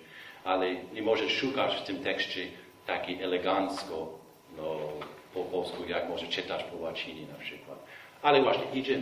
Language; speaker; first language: Polish; non-native, fluent; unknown